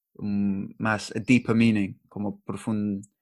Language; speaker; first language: Spanish; non-native, learner; English